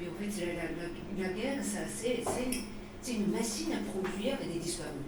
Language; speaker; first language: French; non-native, fluent; Japanese